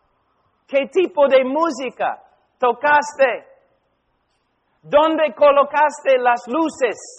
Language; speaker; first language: Spanish; non-native, fluent; English